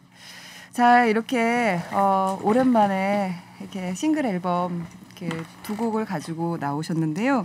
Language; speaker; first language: Korean; native; Korean